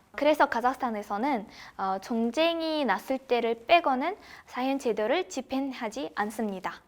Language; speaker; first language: Korean; non-native, fluent; Kazakh